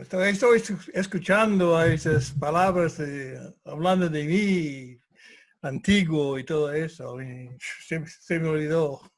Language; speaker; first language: Spanish; non-native, fluent; English